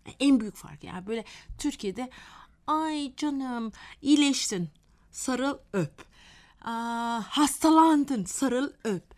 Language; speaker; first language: Turkish; non-native, fluent; Malay